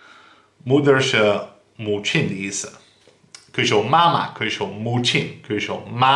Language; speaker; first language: Chinese; non-native, fluent; Dutch